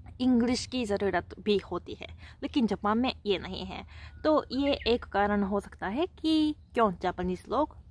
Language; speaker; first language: Hindi; non-native, fluent; Japanese